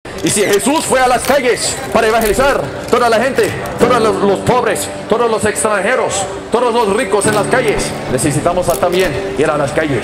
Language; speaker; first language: Spanish; non-native, learner; English